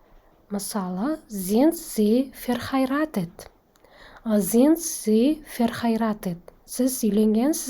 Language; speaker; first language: German; non-native, fluent; Kazakh